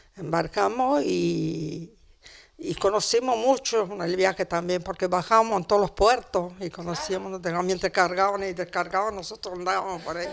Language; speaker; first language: Spanish; non-native, fluent; Italian